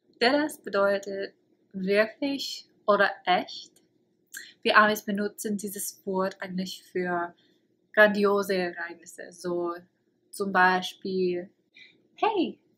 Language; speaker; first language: German; non-native, fluent; English